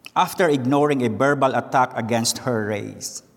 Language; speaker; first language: English; non-native, local second language; Filipino